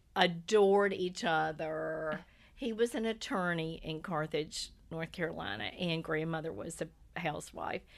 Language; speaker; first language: English; native; English